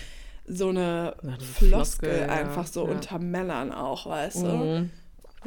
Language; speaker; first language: German; native; German